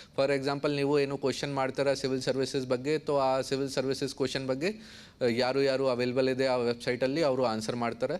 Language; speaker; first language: Kannada; non-native, learner; Hindi